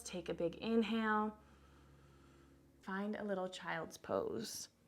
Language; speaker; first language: English; native; English